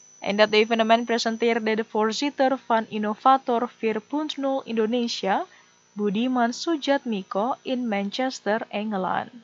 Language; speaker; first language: Dutch; non-native, fluent; Indonesian